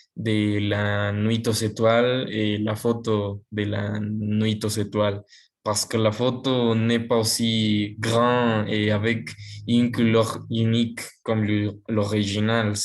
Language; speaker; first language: French; non-native, learner; Spanish